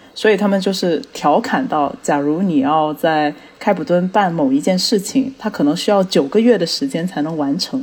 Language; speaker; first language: Chinese; early bilingual, heritage; Chinese